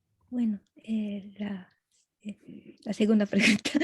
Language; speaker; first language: Spanish; non-native, fluent; Japanese